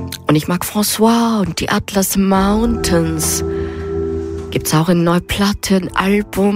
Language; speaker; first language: German; native; German